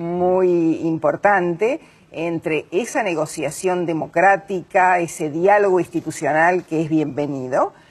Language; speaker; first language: Spanish; native; Spanish